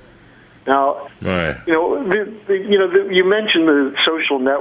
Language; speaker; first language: English; native; English